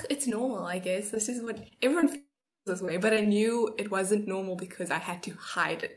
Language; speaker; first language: English; native; English